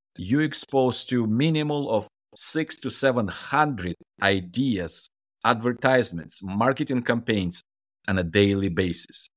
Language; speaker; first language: English; non-native, fluent; Ukrainian